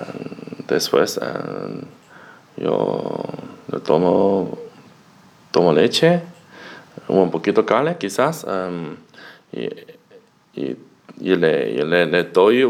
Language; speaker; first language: Spanish; non-native, learner; Chinese